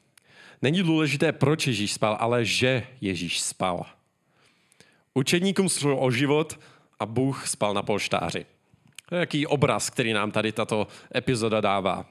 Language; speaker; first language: Czech; native; Czech